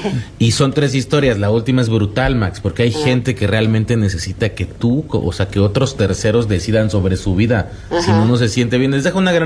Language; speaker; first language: Spanish; native; Spanish